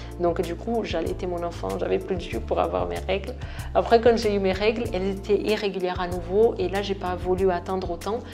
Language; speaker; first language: French; non-native, fluent; Portuguese